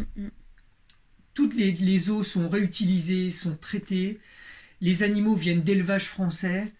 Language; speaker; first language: French; native; French